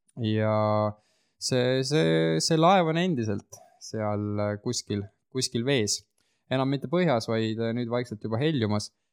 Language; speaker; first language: Estonian; native; Estonian